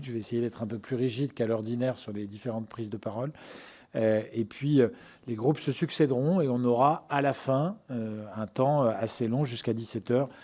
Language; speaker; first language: French; native; French